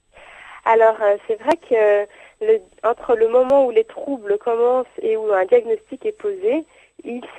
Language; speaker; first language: French; native; French